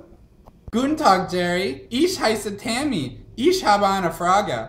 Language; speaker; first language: German; non-native, learner; English